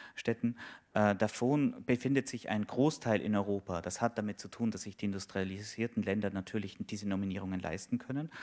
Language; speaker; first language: German; native; German